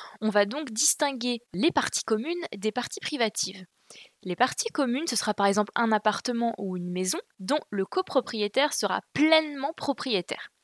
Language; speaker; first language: French; native; French